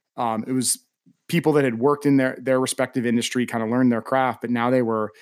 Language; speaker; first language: English; native; English